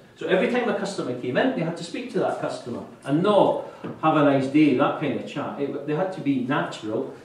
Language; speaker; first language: English; native; English